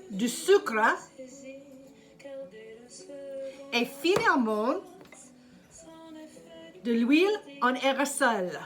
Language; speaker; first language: French; non-native, fluent; English